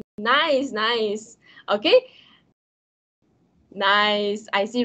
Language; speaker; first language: English; non-native, local second language; Malay